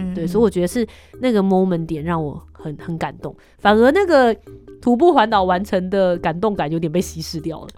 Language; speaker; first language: Chinese; native; Chinese